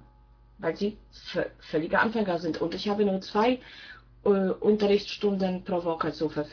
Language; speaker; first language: German; non-native, fluent; Polish